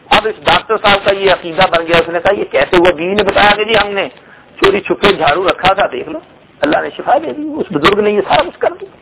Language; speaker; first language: Urdu; non-native, local second language; Punjabi